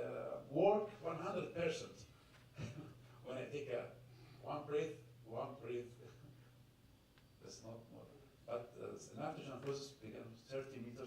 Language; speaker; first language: English; non-native, fluent; Arabic